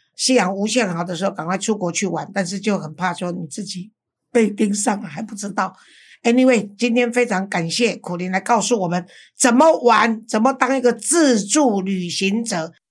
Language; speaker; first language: Chinese; native; Chinese